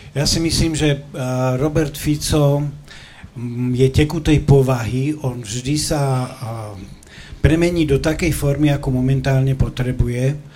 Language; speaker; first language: Slovak; native; Slovak